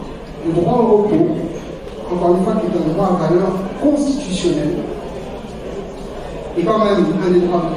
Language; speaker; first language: French; native; French